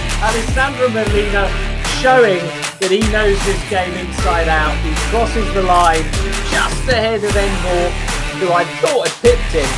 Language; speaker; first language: English; native; English